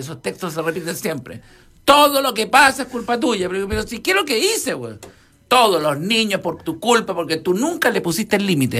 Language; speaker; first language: Spanish; native; Spanish